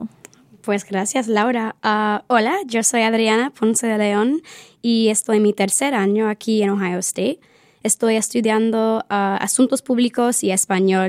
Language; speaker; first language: Spanish; early bilingual, heritage; Spanish